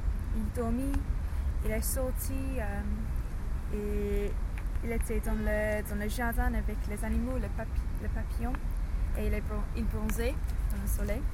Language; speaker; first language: French; non-native, learner; English